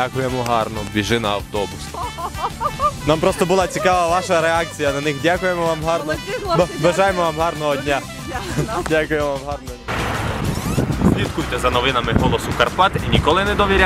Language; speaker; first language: Ukrainian; native; Ukrainian